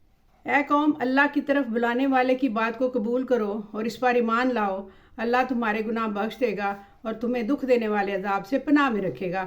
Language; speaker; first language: Urdu; native; Urdu